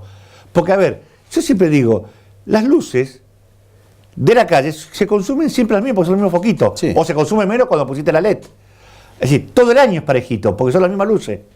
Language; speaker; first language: Spanish; native; Spanish